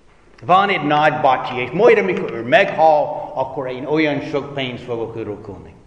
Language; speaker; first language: Hungarian; non-native, fluent; English